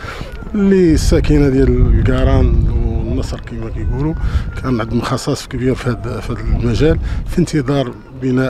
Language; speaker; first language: Arabic; native; Arabic